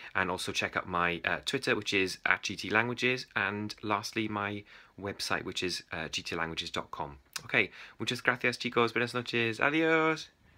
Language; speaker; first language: English; native; English